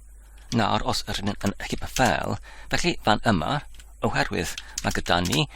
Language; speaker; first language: Welsh; non-native, learner; English